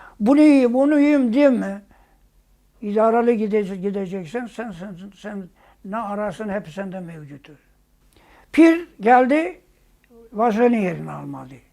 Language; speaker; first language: Turkish; non-native, local second language; Zaza